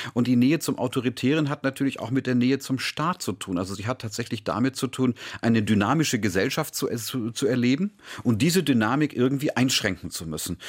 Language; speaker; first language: German; native; German